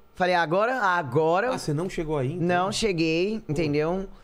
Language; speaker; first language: Portuguese; native; Portuguese